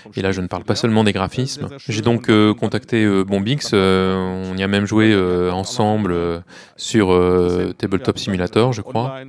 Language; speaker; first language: French; non-native, fluent; German